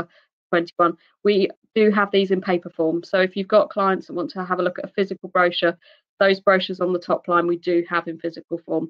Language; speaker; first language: English; native; English